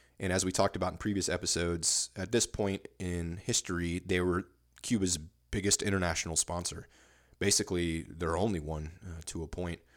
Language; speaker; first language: English; native; English